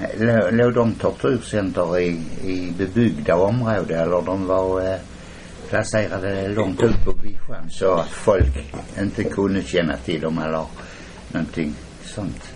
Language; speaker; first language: Swedish; non-native, fluent; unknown